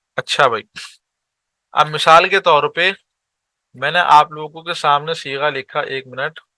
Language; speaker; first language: Urdu; native; Urdu